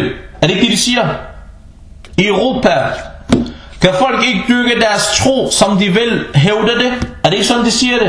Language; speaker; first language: Danish; non-native, fluent; Arabic